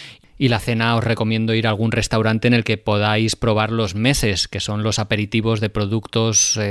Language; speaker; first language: Spanish; native; Spanish